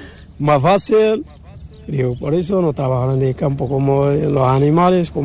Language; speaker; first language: Spanish; non-native, learner; Arabic